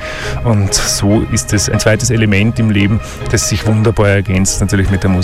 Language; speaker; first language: German; native; German